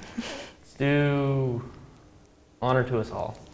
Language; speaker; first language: English; native; English